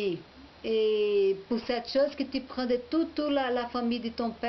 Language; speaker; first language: French; non-native, learner; Portuguese